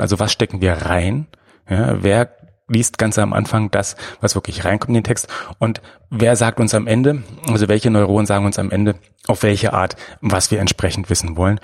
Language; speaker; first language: German; native; German